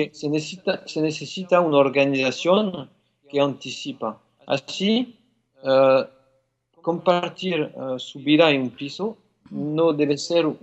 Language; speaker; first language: Spanish; non-native, fluent; French